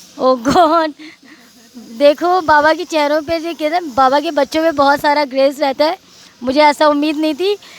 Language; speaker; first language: Hindi; native; Hindi